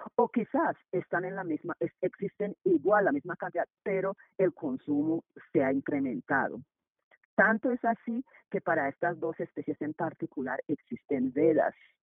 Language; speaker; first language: Spanish; non-native, local second language; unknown